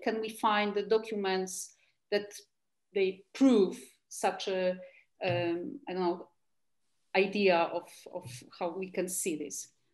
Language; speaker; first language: English; non-native, fluent; Polish